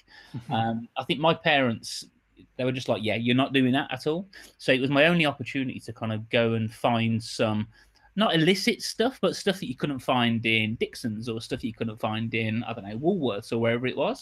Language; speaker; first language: English; native; English